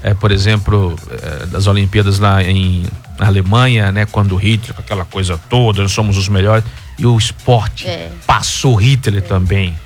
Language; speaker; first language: Portuguese; native; Portuguese